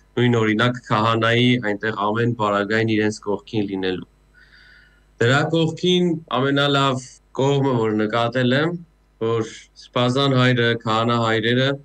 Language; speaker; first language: Armenian; native; Armenian